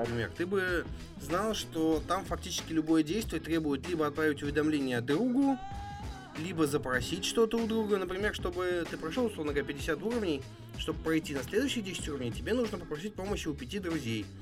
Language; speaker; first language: Russian; native; Russian